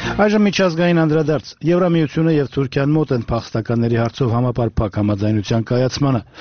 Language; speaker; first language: Armenian; native; Armenian